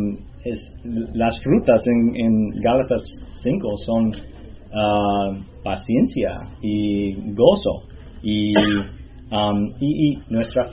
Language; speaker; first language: Spanish; non-native, learner; English